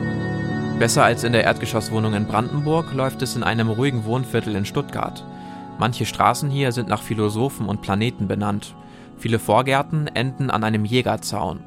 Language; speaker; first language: German; native; German